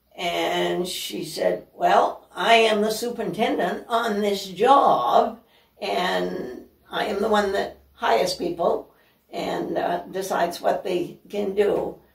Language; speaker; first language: English; native; English